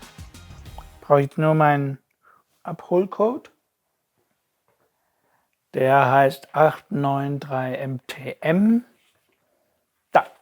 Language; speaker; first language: German; native; German